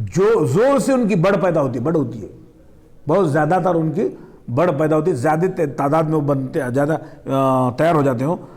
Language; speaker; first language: Hindi; non-native, local second language; Marathi